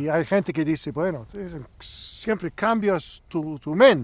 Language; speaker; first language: Spanish; non-native, learner; Greek